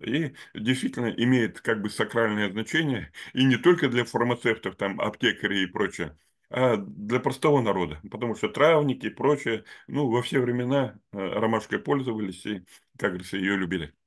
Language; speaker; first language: Russian; native; Russian